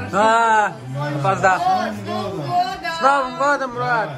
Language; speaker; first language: Russian; non-native, local second language; Azerbaijani